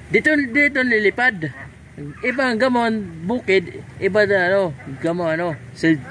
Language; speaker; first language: Filipino; non-native, local second language; Cebuano